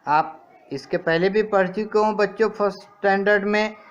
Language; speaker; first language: Hindi; non-native, local second language; Marathi